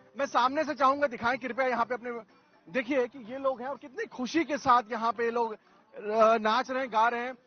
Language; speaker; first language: Hindi; native; Hindi